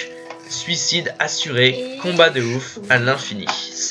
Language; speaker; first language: French; native; French